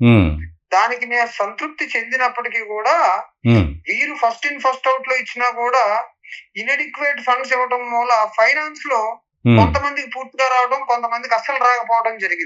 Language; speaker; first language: Telugu; native; Telugu